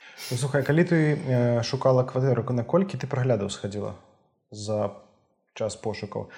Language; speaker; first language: Belarusian; native; Belarusian